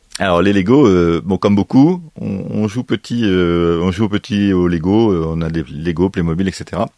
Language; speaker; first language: French; native; French